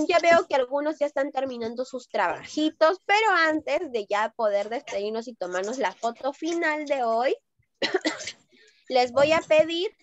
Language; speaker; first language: Spanish; native; Spanish